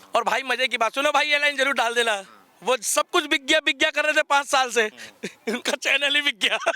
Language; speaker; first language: Hindi; native; Hindi